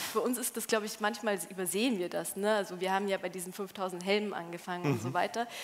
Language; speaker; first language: German; early bilingual, other home language; Polish